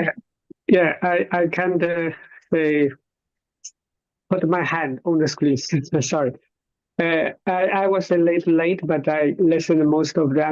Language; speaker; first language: English; non-native, learner; Chinese